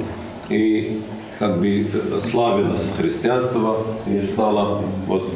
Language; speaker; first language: Russian; non-native, learner; Arabic